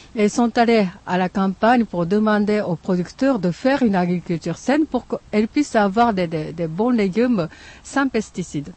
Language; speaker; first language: French; non-native, fluent; Japanese